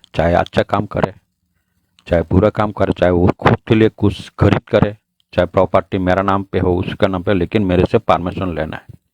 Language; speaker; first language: Hindi; non-native, learner; Bangla